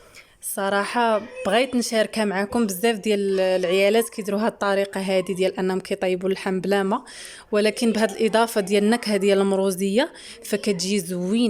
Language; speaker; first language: Arabic; native; Arabic